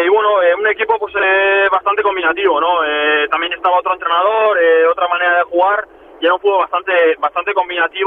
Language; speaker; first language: Spanish; native; Spanish